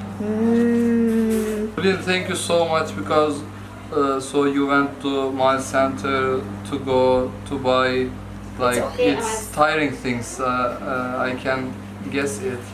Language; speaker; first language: English; non-native, learner; Indonesian